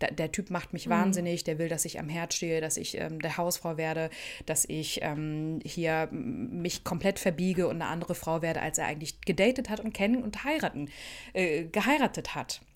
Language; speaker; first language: German; native; German